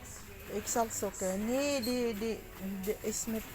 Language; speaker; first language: Dutch; non-native, learner; Filipino